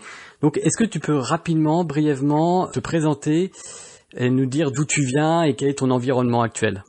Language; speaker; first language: French; native; French